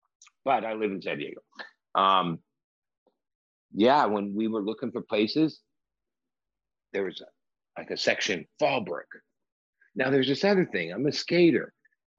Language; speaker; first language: English; native; English